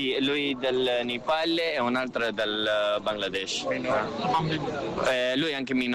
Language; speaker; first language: Italian; non-native, learner; Urdu